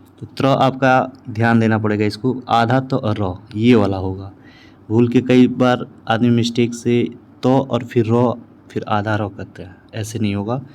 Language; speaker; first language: Hindi; native; Hindi